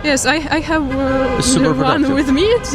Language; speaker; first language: English; non-native, fluent; Ukrainian